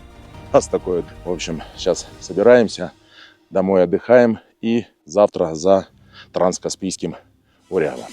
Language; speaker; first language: Russian; native; Russian